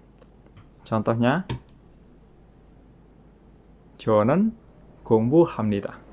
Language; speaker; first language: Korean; non-native, fluent; Indonesian